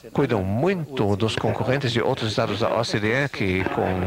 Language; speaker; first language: Portuguese; non-native, fluent; German